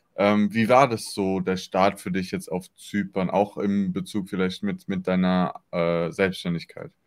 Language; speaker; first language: German; native; German